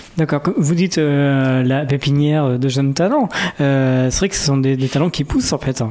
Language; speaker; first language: French; native; French